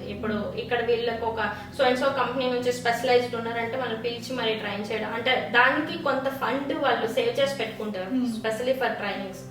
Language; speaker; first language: Telugu; native; Telugu